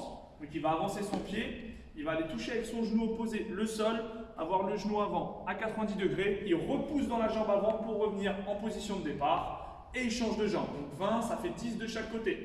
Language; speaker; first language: French; native; French